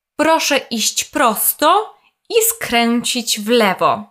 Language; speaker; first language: Polish; non-native, fluent; Russian